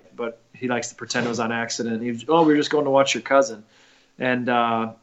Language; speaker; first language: English; native; English